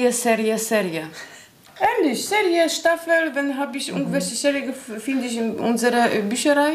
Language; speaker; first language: German; non-native, learner; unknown